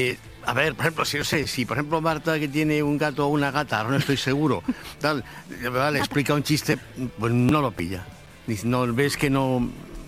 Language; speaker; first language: Spanish; native; Spanish